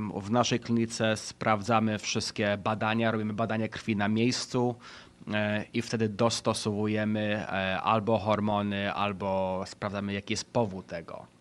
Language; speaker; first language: Polish; early bilingual, heritage; Polish